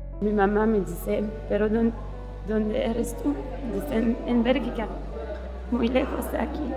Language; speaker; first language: Spanish; non-native, learner; French